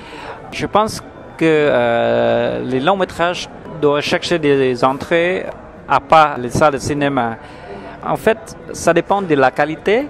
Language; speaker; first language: French; non-native, fluent; Khmer